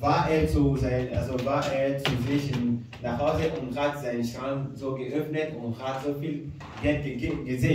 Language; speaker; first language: German; non-native, fluent; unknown